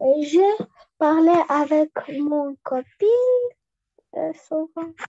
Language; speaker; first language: French; non-native, learner; Russian